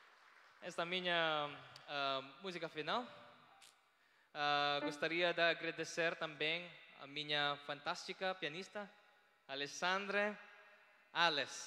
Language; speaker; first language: Portuguese; non-native, learner; Filipino